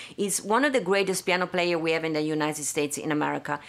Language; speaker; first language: English; non-native, fluent; Italian